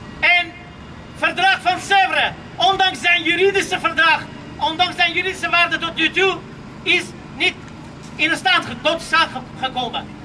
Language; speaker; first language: Dutch; non-native, fluent; Armenian